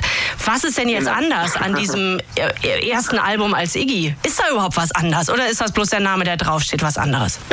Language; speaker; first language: German; native; German